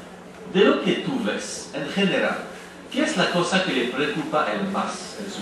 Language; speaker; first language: Spanish; non-native, fluent; French